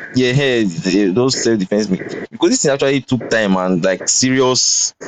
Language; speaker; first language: English; non-native, local second language; Bini